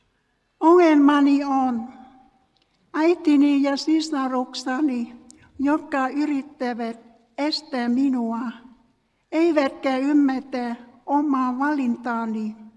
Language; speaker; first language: Finnish; non-native, learner; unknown